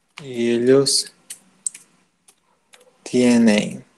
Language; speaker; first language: Spanish; non-native, learner; Portuguese